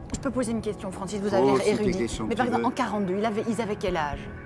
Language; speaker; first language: French; native; French